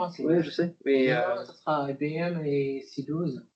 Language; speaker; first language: French; native; French